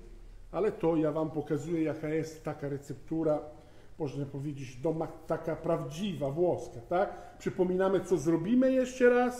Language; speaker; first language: Polish; non-native, fluent; Italian